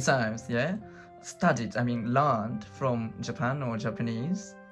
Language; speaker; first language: English; non-native, learner; Japanese